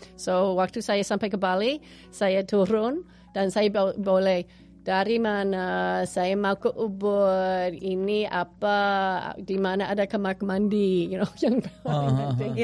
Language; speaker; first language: Indonesian; non-native, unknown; English